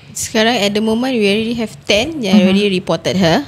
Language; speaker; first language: English; non-native, local second language; Malay